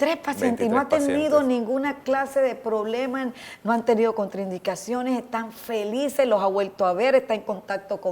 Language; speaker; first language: Spanish; native; Spanish